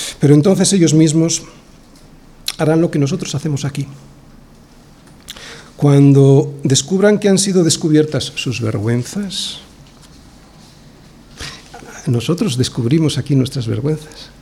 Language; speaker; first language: Spanish; native; Spanish